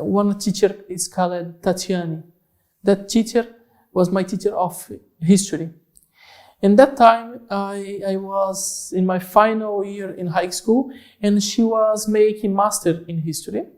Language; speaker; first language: English; non-native, learner; Portuguese